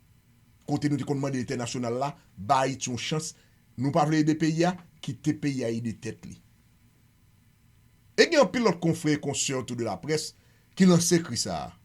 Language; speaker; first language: Haitian Creole; native; Haitian Creole